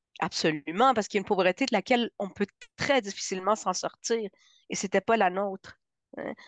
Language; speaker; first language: French; early bilingual, other home language; Spanish